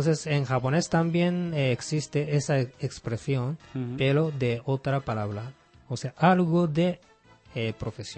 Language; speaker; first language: Spanish; non-native, fluent; Japanese